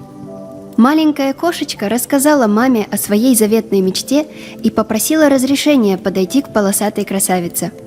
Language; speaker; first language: Russian; native; Russian